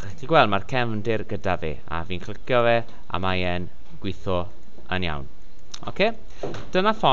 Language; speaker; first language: Welsh; non-native, local second language; English